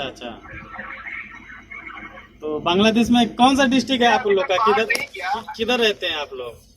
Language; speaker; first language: Hindi; native; Hindi